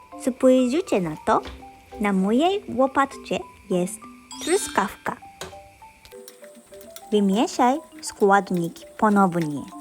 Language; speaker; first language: Polish; non-native, learner; Japanese